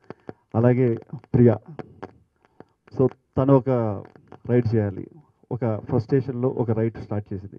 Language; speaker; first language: Telugu; native; Telugu